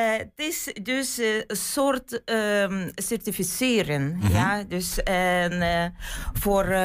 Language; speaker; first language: Dutch; non-native, fluent; Ukrainian